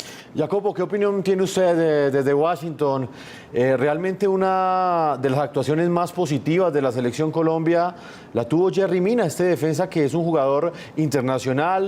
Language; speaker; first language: Spanish; native; Spanish